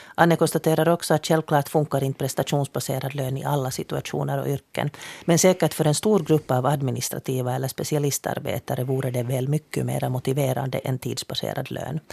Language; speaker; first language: Swedish; native; Swedish